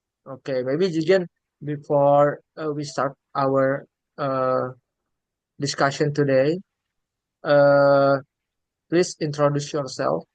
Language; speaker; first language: English; non-native, learner; Indonesian